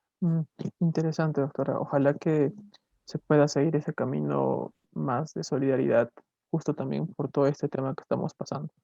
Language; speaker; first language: Spanish; native; Spanish